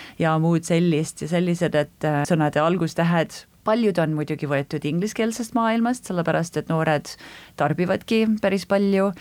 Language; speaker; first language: Estonian; early bilingual, heritage; Estonian